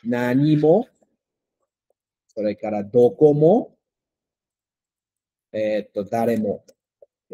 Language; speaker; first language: Japanese; non-native, fluent; Spanish